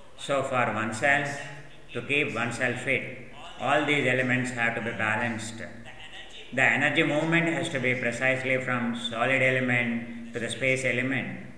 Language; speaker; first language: English; non-native, local second language; Telugu